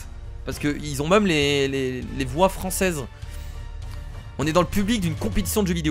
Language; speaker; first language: French; native; French